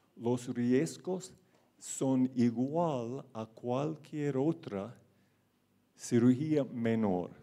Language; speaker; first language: Spanish; non-native, fluent; English